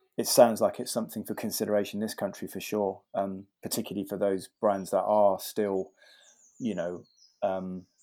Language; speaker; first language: English; native; English